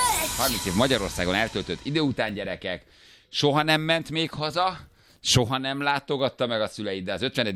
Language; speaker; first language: Hungarian; native; Hungarian